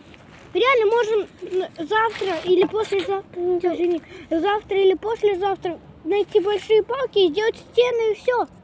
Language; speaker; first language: Russian; native; Russian